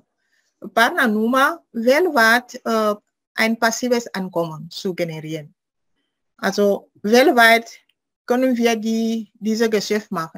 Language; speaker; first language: German; non-native, fluent; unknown